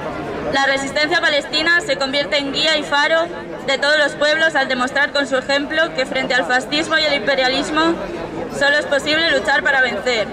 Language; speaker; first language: Spanish; native; Spanish